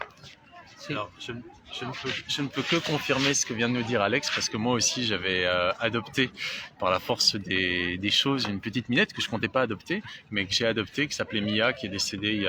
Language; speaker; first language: French; native; French